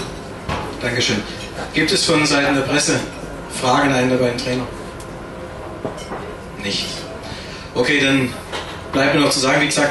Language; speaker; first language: German; native; German